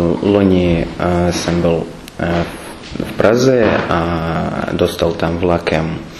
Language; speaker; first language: Slovak; non-native, learner; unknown